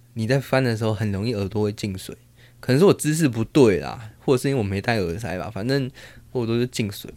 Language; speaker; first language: Chinese; non-native, local second language; Min Nan Chinese